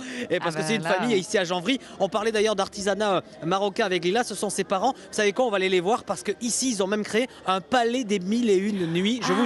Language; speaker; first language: French; native; French